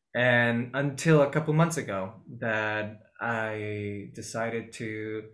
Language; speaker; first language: English; non-native, fluent; Spanish